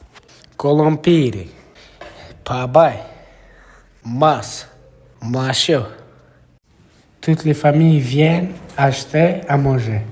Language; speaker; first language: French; non-native, learner; Romany